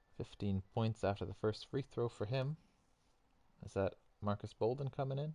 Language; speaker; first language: English; native; English